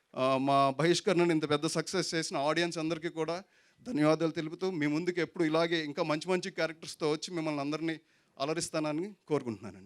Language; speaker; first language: Telugu; native; Telugu